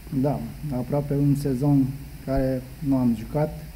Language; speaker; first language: Romanian; non-native, learner; Japanese